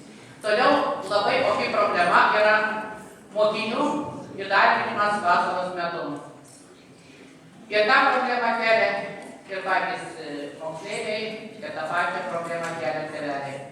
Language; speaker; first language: Lithuanian; native; Lithuanian